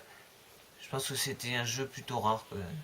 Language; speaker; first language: French; native; French